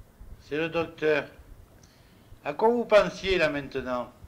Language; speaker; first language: French; native; French